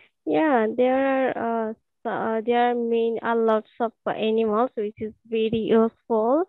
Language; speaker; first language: English; non-native, learner; Bangla